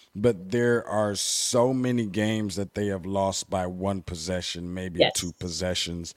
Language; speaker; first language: English; native; English